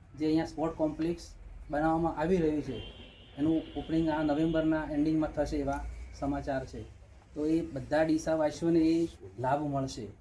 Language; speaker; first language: Gujarati; native; Gujarati